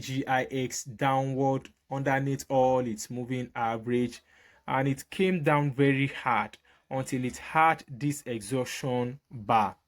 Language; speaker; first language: English; native; English